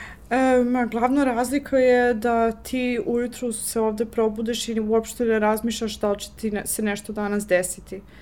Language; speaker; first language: Serbian; non-native, fluent; English